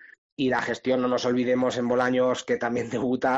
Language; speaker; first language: Spanish; native; Spanish